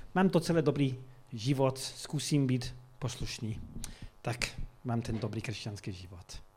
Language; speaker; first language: Czech; non-native, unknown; English